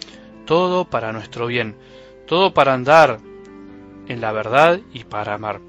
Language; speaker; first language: Spanish; native; Spanish